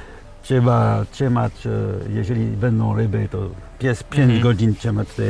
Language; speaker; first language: Polish; early bilingual, heritage; French